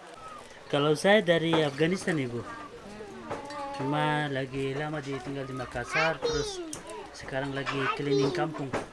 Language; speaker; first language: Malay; non-native, fluent; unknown